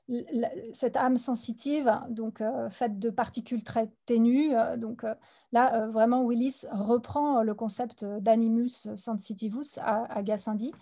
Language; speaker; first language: French; native; French